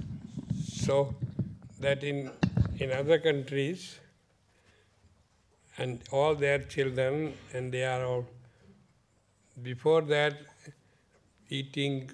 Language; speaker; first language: English; non-native, learner; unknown